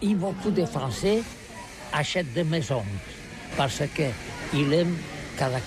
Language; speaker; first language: French; non-native, learner; Catalan